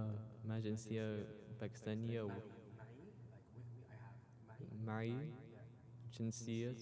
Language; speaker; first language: Arabic; non-native, learner; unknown